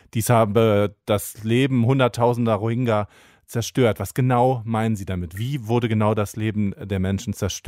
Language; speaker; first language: German; native; German